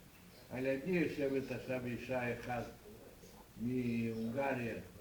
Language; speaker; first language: Hebrew; non-native, fluent; Romanian